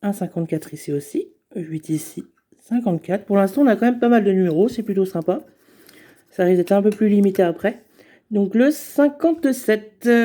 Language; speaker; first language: French; native; French